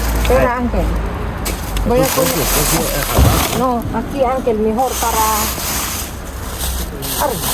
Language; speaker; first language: Spanish; non-native, learner; Filipino